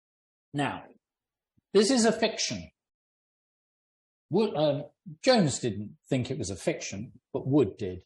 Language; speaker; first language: English; native; English